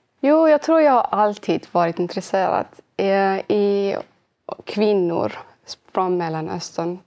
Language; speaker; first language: Swedish; early bilingual, other home language; Arabic